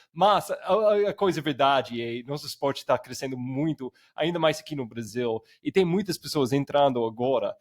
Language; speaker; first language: Portuguese; non-native, fluent; English